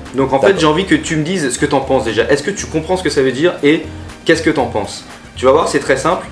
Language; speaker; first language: French; native; French